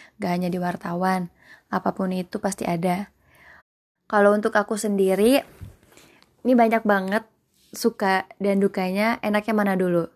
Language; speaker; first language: Indonesian; non-native, local second language; Sundanese